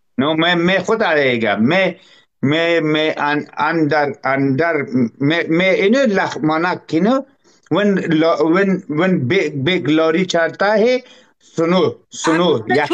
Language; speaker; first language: Hindi; non-native, learner; Persian